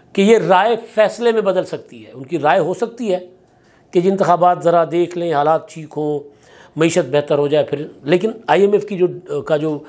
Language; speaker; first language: Urdu; non-native, local second language; Sindhi